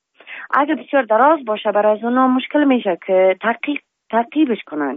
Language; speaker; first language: Persian; non-native, local second language; Pashto